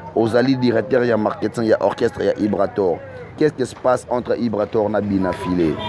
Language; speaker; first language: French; non-native, local second language; Lingala